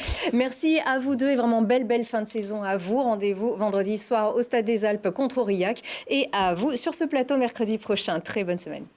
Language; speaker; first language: French; native; French